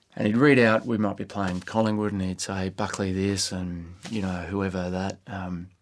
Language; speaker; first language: English; native; English